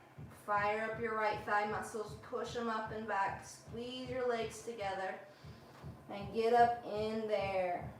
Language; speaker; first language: English; native; English